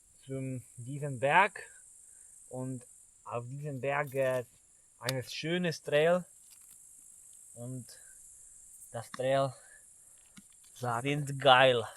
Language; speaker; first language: German; non-native, learner; Slovak